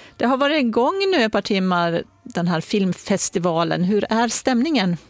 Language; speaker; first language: Swedish; native; Swedish